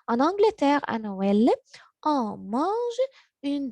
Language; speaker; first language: French; non-native, learner; Arabic